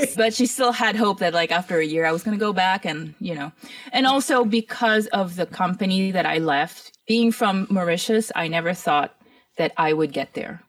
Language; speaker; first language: English; early bilingual, other home language; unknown